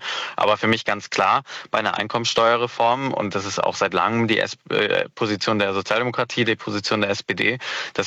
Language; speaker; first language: German; native; German